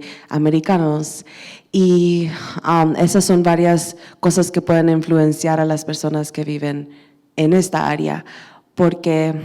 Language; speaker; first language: Spanish; early bilingual, heritage; Spanish